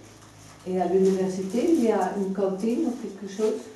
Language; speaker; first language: French; non-native, fluent; Dutch